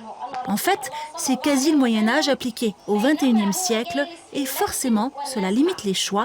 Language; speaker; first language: French; native; French